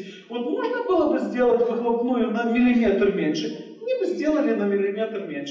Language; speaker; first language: Russian; native; Russian